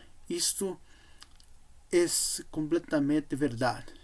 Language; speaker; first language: Portuguese; non-native, learner; Spanish